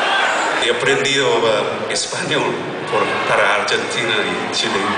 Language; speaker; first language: Spanish; non-native, learner; English